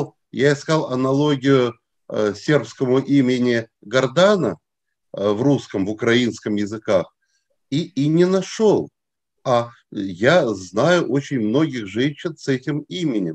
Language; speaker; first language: Russian; native; Russian